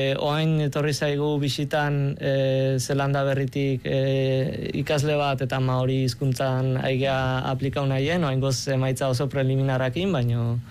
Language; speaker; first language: Basque; native; Basque